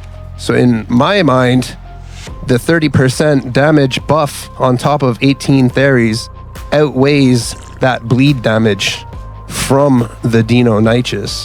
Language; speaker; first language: English; native; English